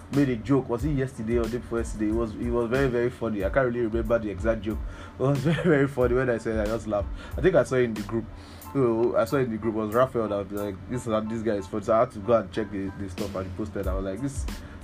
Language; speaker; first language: English; non-native, local second language; Yoruba